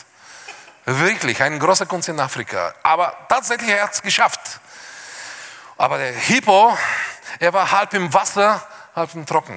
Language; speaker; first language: German; non-native, fluent; Bulgarian